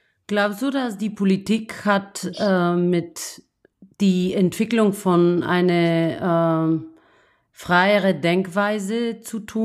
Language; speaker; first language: German; non-native, fluent; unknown